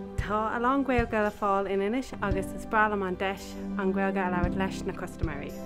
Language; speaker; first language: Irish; non-native, local second language; English